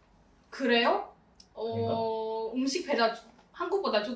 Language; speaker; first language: Korean; non-native, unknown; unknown